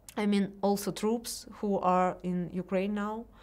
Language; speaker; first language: English; non-native, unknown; Russian